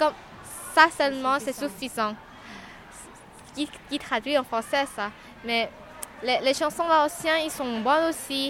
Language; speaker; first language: French; non-native, learner; Lao